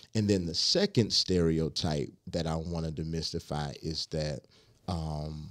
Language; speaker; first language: English; native; English